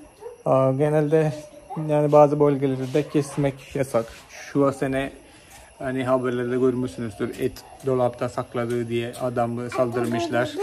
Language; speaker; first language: Turkish; non-native, fluent; Malayalam